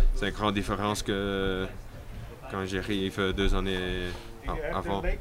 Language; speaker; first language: French; non-native, local second language; Dutch